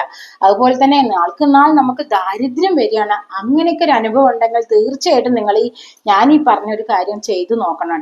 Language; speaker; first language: Malayalam; native; Malayalam